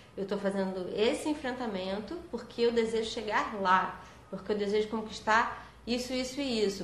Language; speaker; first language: Portuguese; native; Portuguese